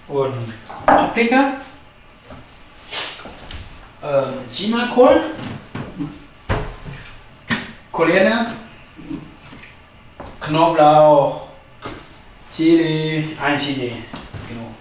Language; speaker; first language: German; non-native, learner; Thai